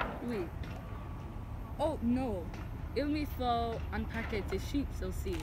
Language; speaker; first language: French; non-native, learner; English